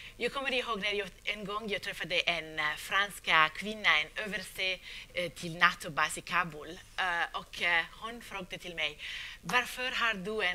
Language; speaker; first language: Swedish; non-native, fluent; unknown